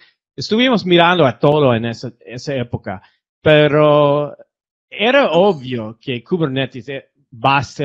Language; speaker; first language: Spanish; non-native, fluent; English